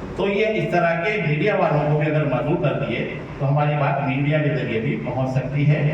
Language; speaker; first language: Urdu; native; Urdu